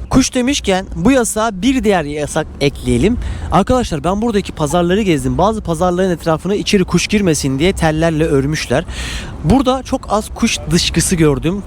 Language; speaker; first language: Turkish; native; Turkish